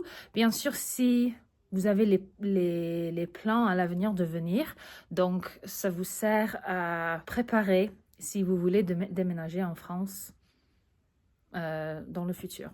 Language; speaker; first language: French; early bilingual, other home language; English